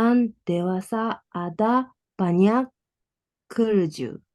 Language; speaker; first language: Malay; non-native, learner; Japanese